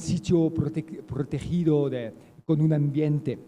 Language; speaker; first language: Spanish; non-native, learner; French